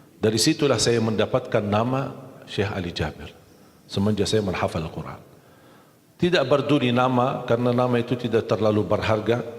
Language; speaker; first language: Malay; non-native, fluent; Arabic